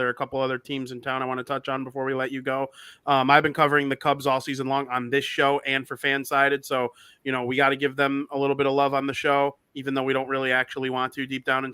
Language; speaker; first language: English; native; English